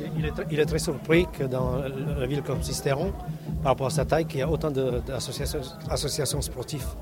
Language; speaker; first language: French; non-native, fluent; Czech